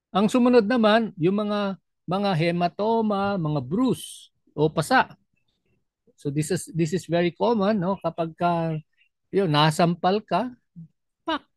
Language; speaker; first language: Filipino; non-native, local second language; Cebuano